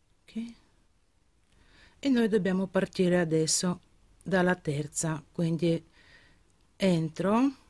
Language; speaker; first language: Italian; non-native, fluent; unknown